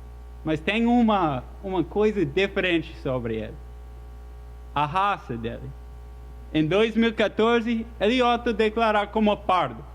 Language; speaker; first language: Portuguese; non-native, fluent; English